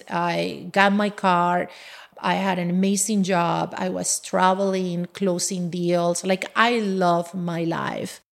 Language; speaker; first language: English; non-native, fluent; Spanish